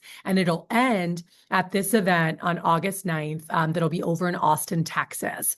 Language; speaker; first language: English; native; English